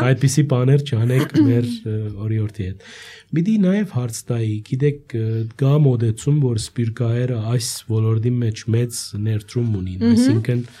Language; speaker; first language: Armenian; early bilingual, heritage; Armenian